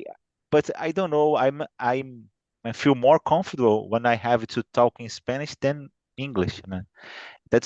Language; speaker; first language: English; non-native, fluent; Portuguese